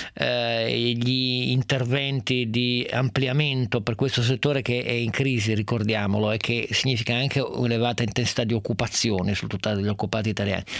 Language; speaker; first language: Italian; native; Italian